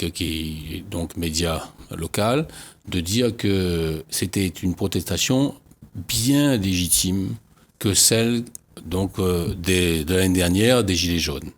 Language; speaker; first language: French; native; French